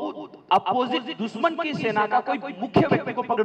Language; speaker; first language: Hindi; native; Hindi